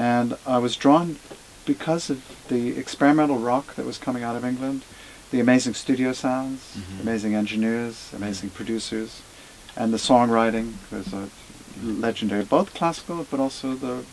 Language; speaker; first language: English; native; English